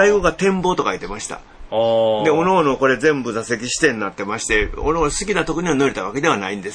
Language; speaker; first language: Japanese; native; Japanese